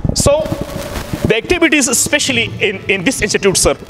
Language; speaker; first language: English; non-native, local second language; Pashto